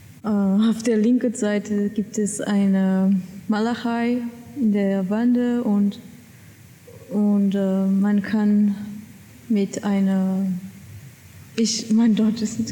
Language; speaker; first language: German; non-native, learner; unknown